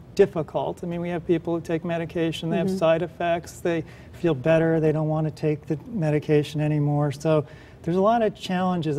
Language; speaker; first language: English; native; English